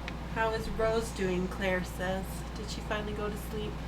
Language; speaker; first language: English; native; English